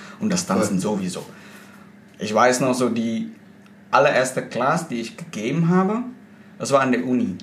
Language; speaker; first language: German; non-native, fluent; Indonesian